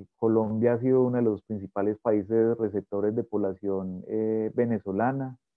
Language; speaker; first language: Spanish; native; Spanish